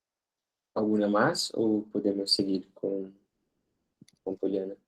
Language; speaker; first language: Spanish; non-native, fluent; Portuguese